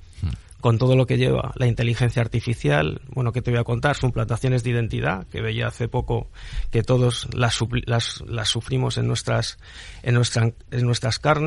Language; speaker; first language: Spanish; native; Spanish